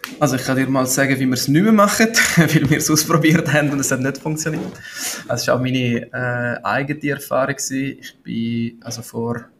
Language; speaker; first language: German; non-native, local second language; Italian